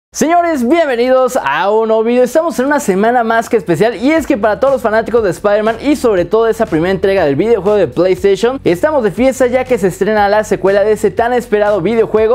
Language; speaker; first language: Spanish; native; Spanish